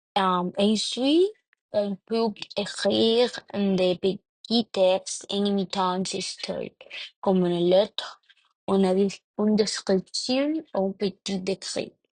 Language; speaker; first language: French; non-native, learner; Spanish